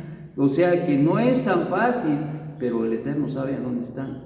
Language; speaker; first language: Spanish; native; Spanish